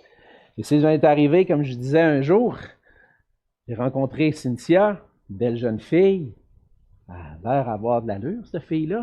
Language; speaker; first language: French; native; French